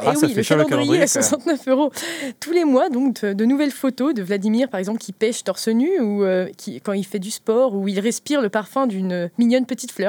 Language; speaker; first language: French; native; French